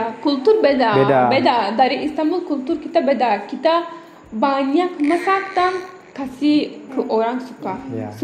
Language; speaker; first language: Indonesian; non-native, learner; Turkish